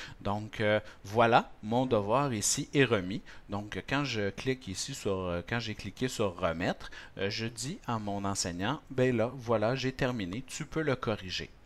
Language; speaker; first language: French; native; French